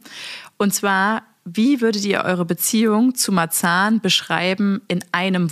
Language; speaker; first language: German; native; German